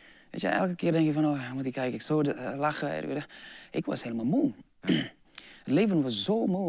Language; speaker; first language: Dutch; non-native, fluent; Indonesian